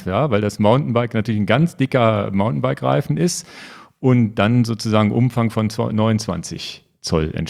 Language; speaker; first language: German; native; German